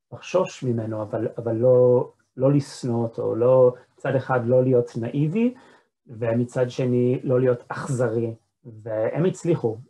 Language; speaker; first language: Hebrew; non-native, fluent; English